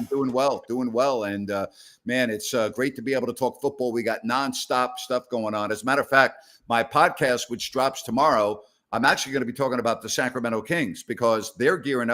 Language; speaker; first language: English; native; English